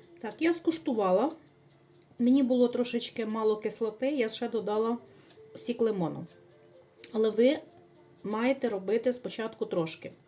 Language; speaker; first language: Ukrainian; native; Ukrainian